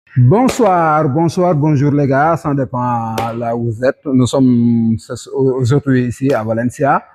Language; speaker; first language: French; non-native, local second language; Wolof